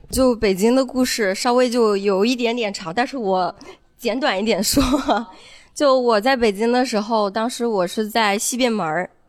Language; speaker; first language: Chinese; native; Chinese